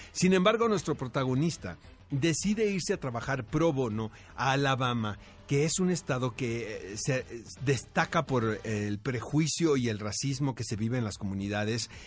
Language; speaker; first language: Spanish; native; Spanish